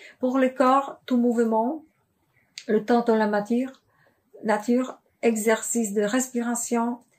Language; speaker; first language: French; non-native, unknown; Polish